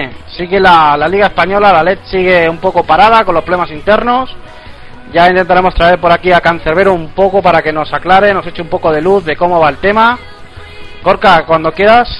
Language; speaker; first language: Spanish; native; Spanish